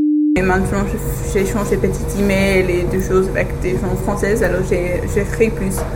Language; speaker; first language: French; non-native, fluent; English